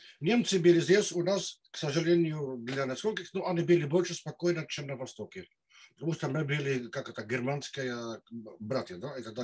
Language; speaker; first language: Russian; non-native, learner; Dutch